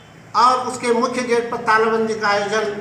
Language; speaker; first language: Hindi; native; Hindi